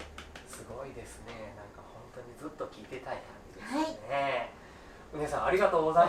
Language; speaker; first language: Japanese; native; Japanese